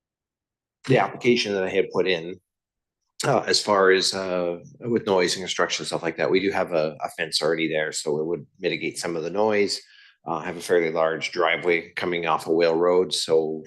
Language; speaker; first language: English; native; English